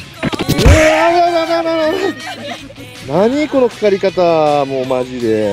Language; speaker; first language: Japanese; native; Japanese